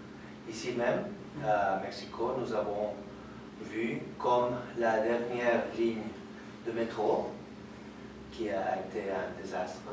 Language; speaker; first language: French; non-native, fluent; Spanish